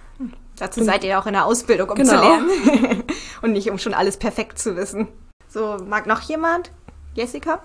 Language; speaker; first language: German; native; German